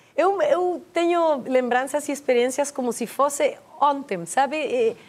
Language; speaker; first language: Portuguese; non-native, learner; Spanish